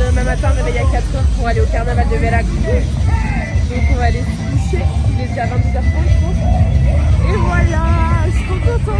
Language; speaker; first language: French; native; French